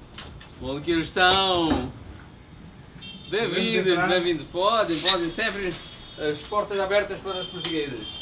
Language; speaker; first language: Portuguese; non-native, fluent; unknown